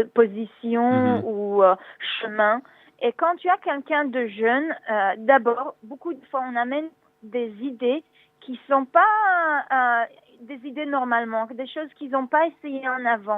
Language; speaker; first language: French; non-native, learner; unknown